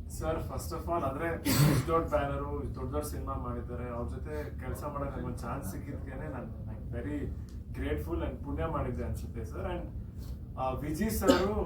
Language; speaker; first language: Kannada; native; Kannada